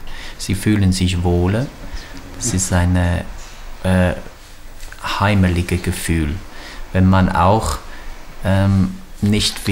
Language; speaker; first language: German; non-native, fluent; English